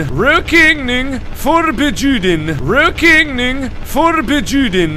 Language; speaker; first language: Swedish; non-native, learner; English